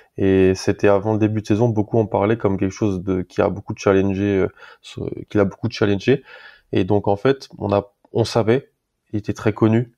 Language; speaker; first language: French; native; French